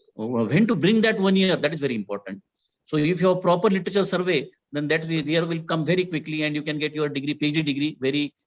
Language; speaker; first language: English; non-native, local second language; Marathi